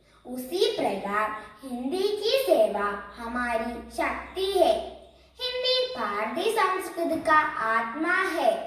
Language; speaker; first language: Hindi; non-native, local second language; Malayalam